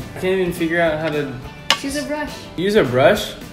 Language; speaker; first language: English; native; English